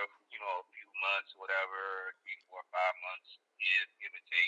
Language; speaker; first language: English; native; English